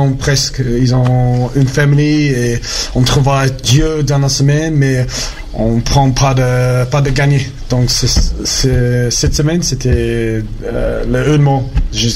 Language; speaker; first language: French; non-native, learner; English